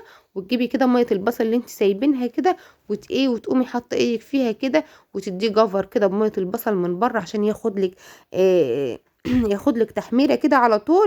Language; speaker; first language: Arabic; native; Arabic